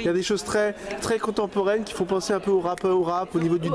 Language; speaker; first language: French; native; French